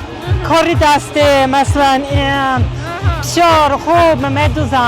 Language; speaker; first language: Persian; non-native, learner; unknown